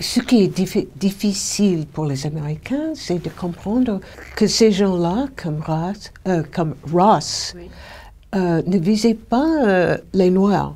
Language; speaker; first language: French; non-native, fluent; English